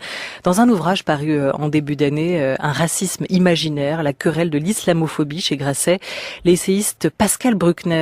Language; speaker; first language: French; native; French